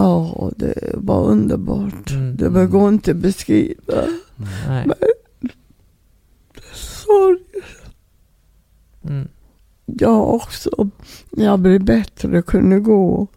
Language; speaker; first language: Swedish; non-native, fluent; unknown